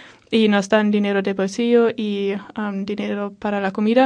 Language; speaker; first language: Spanish; non-native, fluent; German